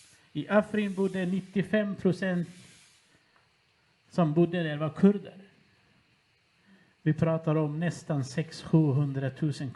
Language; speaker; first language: Swedish; non-native, fluent; Kurdish